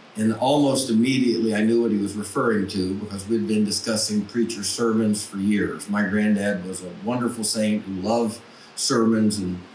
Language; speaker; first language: English; native; English